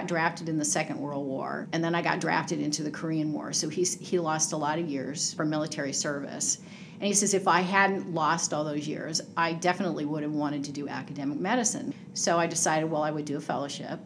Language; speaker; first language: English; native; English